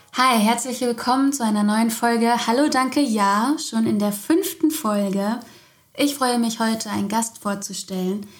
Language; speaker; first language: German; native; German